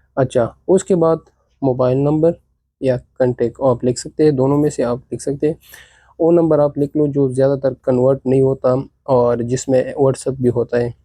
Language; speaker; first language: Urdu; non-native, local second language; Pashto